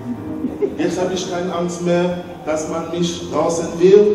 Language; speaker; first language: German; non-native, learner; French